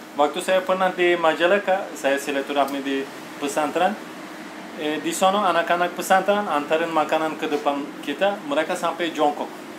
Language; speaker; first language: Indonesian; non-native, fluent; Turkish